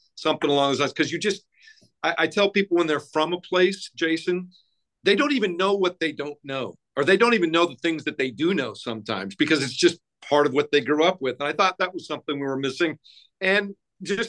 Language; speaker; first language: English; native; English